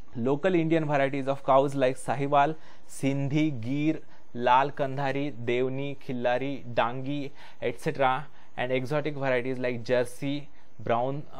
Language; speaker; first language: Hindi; non-native, local second language; Marathi